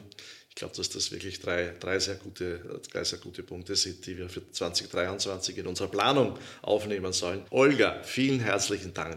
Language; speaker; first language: German; native; German